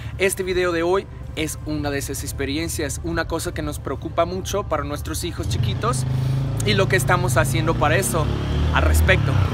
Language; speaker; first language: Spanish; non-native, fluent; English